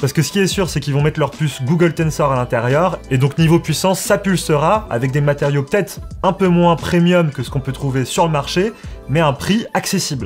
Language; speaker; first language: French; native; French